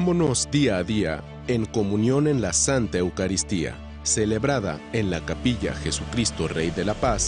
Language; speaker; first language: Spanish; native; Spanish